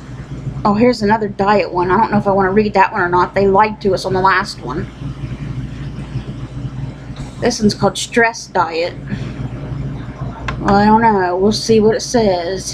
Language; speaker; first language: English; native; English